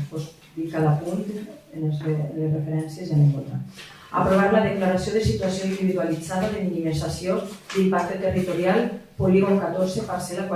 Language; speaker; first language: Catalan; native; Catalan